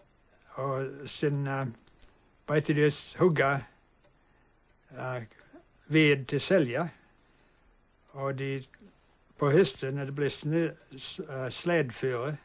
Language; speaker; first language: Swedish; early bilingual, heritage; English